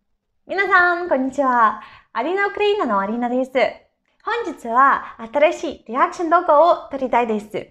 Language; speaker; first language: Japanese; non-native, fluent; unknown